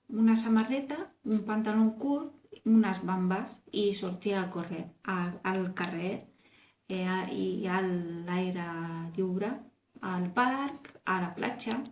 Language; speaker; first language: Catalan; non-native, learner; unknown